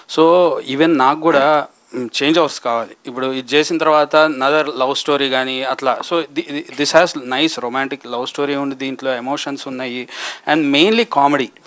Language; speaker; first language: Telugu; native; Telugu